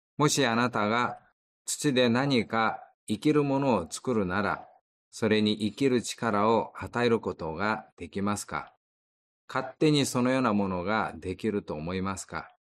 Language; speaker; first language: Japanese; non-native, fluent; Korean